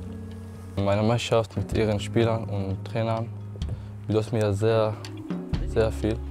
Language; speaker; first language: German; non-native, learner; Arabic